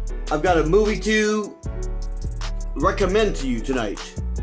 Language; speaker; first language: English; native; English